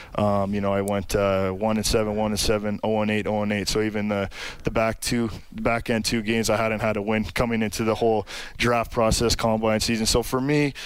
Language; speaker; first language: English; native; English